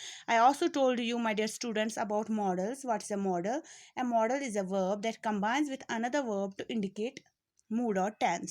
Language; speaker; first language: English; non-native, local second language; Urdu